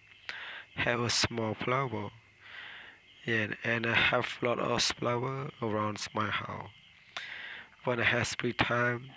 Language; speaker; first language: English; non-native, learner; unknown